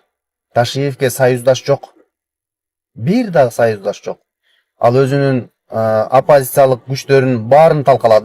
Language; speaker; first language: Kyrgyz; native; Kyrgyz